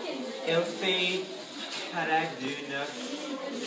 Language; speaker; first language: French; non-native, learner; English